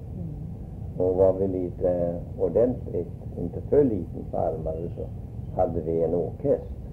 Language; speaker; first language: Swedish; early bilingual, heritage; Swedish